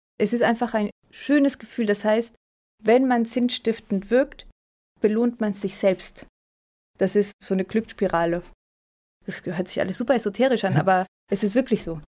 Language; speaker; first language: German; early bilingual, other home language; Spanish